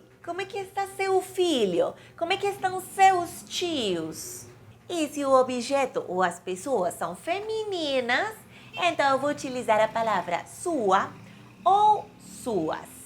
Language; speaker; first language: Portuguese; non-native, fluent; Spanish